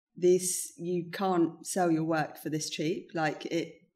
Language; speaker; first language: English; native; English